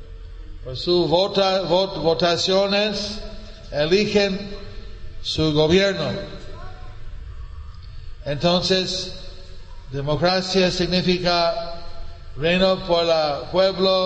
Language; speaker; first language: Spanish; non-native, learner; English